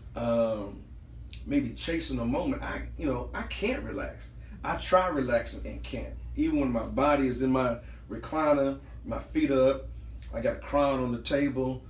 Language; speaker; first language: English; native; English